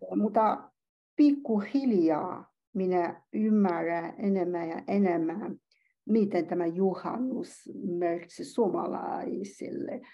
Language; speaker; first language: Finnish; non-native, learner; Chinese